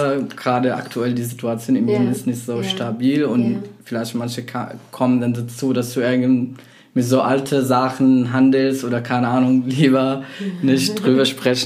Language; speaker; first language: German; non-native, fluent; Arabic